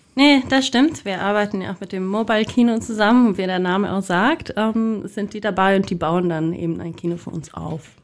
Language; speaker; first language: German; non-native, fluent; Swedish